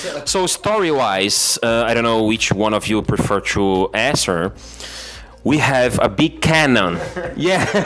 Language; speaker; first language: English; non-native, fluent; Portuguese